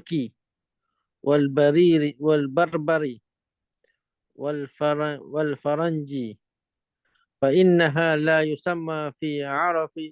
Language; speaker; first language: Arabic; non-native, fluent; Malay